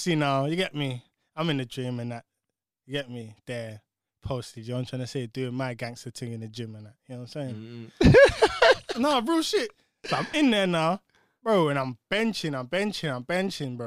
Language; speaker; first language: English; native; English